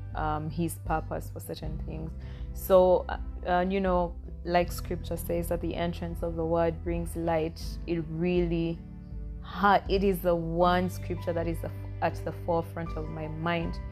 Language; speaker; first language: English; non-native, local second language; Acoli